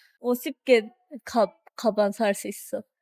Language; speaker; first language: Korean; non-native, learner; Japanese